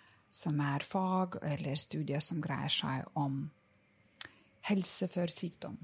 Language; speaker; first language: Norwegian; non-native, fluent; Lithuanian